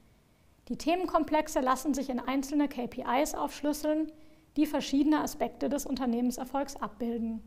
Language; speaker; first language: German; native; German